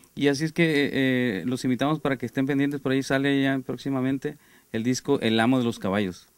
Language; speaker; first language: Spanish; native; Spanish